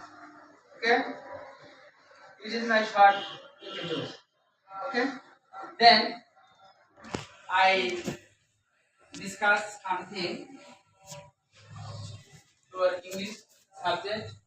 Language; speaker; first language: English; non-native, local second language; Bangla